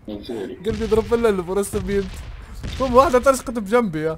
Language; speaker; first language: Arabic; native; Arabic